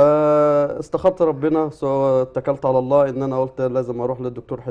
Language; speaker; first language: Arabic; native; Arabic